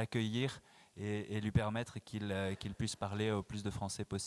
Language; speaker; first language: French; native; French